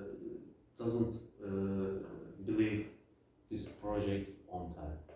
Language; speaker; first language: English; non-native, learner; Turkish